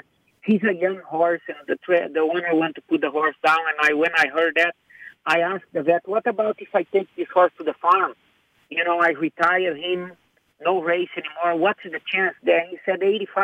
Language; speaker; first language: English; non-native, fluent; Portuguese